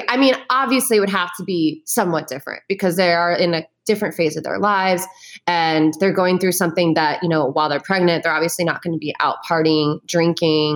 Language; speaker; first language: English; native; English